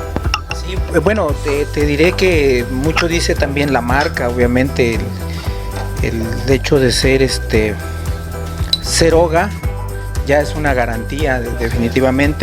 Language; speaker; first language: Spanish; native; Spanish